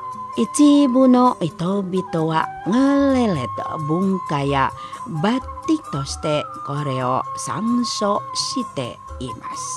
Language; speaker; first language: Japanese; non-native, fluent; Indonesian